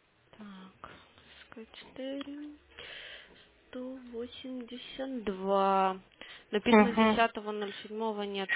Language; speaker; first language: Russian; native; Russian